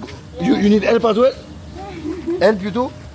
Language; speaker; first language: English; non-native, learner; French